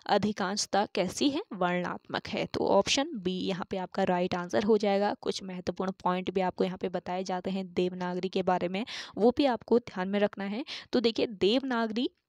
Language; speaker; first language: Hindi; native; Hindi